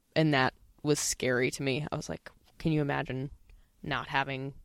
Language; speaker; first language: English; native; English